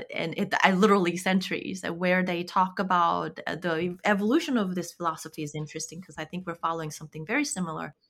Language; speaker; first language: English; non-native, fluent; Korean